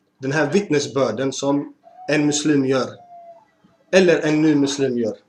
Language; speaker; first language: Swedish; early bilingual, other home language; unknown